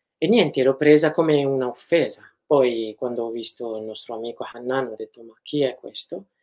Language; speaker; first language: Italian; non-native, fluent; Kurdish